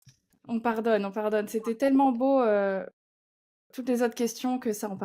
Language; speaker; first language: French; native; French